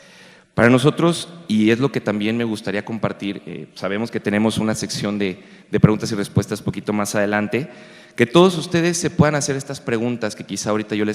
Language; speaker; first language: Spanish; native; Spanish